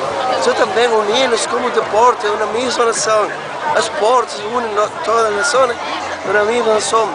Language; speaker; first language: Portuguese; non-native, learner; Spanish